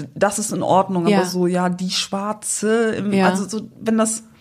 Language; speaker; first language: German; native; German